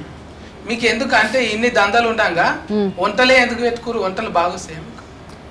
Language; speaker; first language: Telugu; native; Telugu